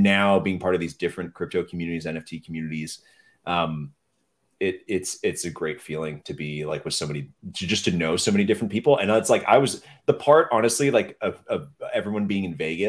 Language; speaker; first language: English; non-native, fluent; French